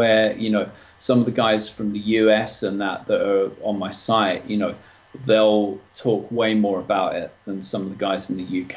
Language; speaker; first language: English; native; English